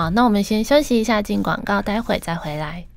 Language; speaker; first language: Chinese; native; Chinese